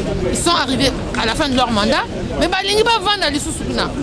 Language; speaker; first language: French; non-native, local second language; Lingala